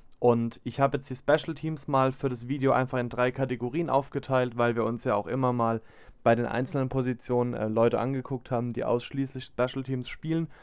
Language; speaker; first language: German; native; German